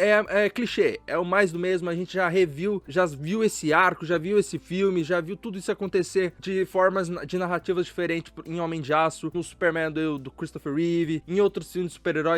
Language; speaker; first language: Portuguese; native; Portuguese